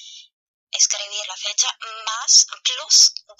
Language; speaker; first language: Spanish; non-native, fluent; German